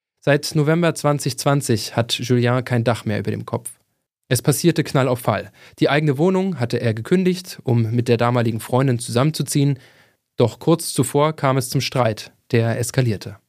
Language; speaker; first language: German; native; German